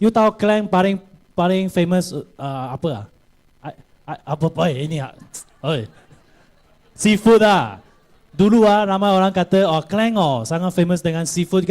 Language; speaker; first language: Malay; non-native, local second language; Chinese